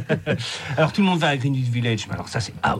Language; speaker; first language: French; native; French